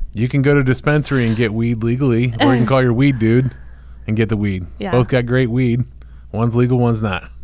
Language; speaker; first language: English; native; English